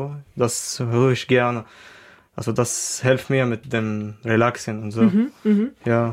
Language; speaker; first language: German; non-native, learner; Arabic